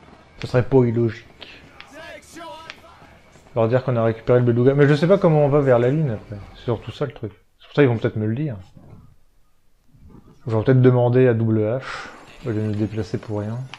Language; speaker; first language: French; native; French